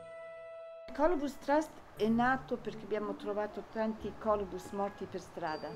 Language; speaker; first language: Italian; early bilingual, heritage; Italian